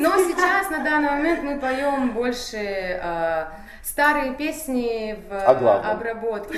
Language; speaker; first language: Russian; native; Russian